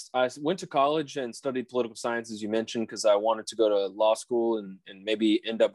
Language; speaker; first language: English; native; English